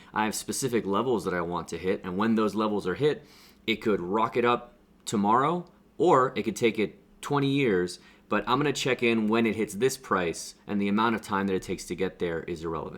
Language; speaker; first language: English; native; English